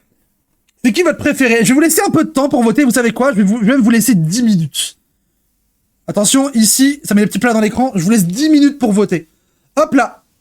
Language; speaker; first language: French; native; French